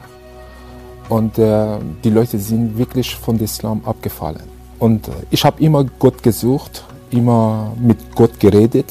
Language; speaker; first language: German; non-native, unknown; Persian